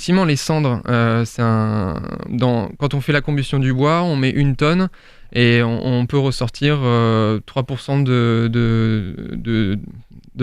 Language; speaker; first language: French; native; French